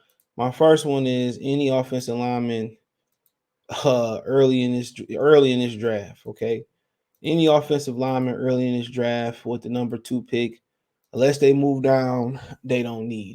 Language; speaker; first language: English; native; English